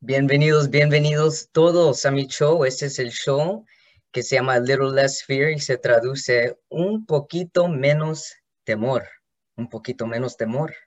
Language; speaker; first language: Spanish; early bilingual, heritage; Spanish